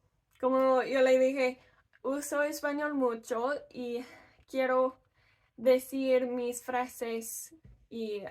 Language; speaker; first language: Spanish; non-native, learner; English